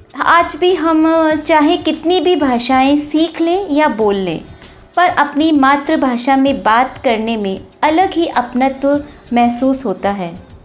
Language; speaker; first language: Hindi; native; Hindi